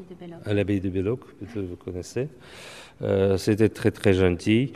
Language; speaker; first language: French; non-native, fluent; Russian